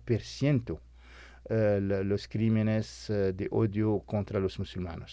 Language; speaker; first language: Spanish; non-native, fluent; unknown